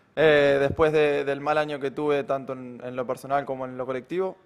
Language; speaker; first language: Spanish; native; Spanish